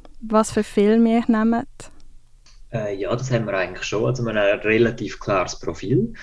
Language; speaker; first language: German; native; German